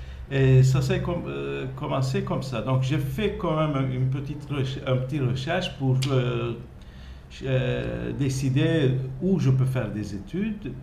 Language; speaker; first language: French; non-native, fluent; Turkish